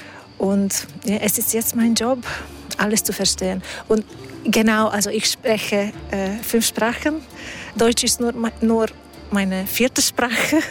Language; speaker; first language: German; non-native, fluent; Hungarian